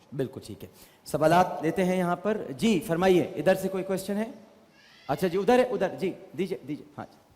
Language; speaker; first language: Urdu; native; Urdu